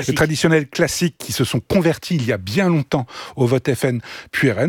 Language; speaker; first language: French; native; French